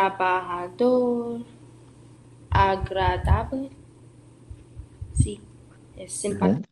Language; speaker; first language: Spanish; non-native, learner; English